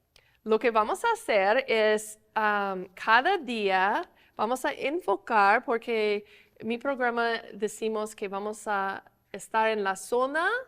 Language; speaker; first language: Spanish; non-native, fluent; English